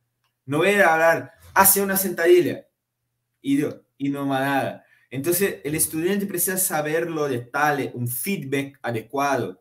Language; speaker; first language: Spanish; non-native, fluent; Portuguese